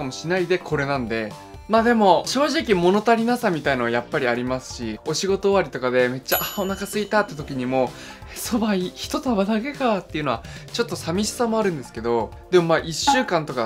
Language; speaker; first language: Japanese; native; Japanese